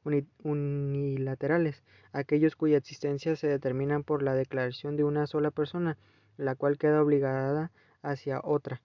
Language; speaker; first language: Spanish; native; Spanish